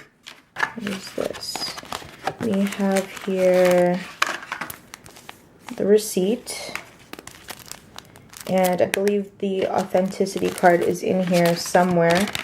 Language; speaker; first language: English; native; English